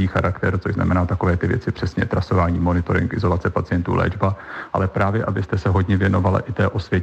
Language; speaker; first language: Czech; native; Czech